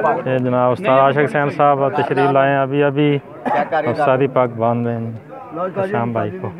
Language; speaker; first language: Hindi; non-native, local second language; Punjabi